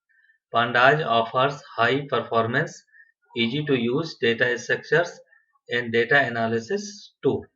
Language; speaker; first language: English; non-native, local second language; Hindi